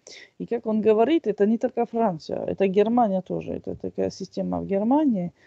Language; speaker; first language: Russian; non-native, fluent; French